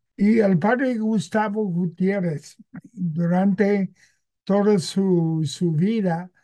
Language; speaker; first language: Spanish; non-native, fluent; English